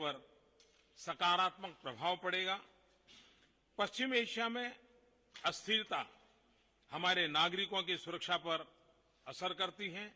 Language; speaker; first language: Hindi; non-native, local second language; Gujarati